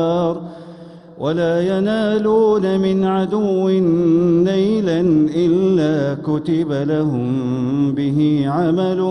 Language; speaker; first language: Arabic; native; Arabic